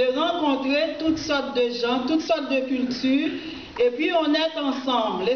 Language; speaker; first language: French; non-native, local second language; Haitian Creole